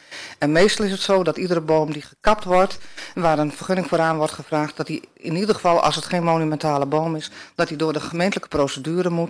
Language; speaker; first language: Dutch; native; Dutch